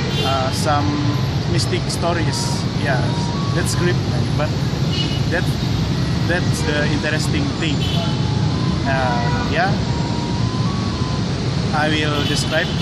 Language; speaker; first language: English; non-native, learner; Indonesian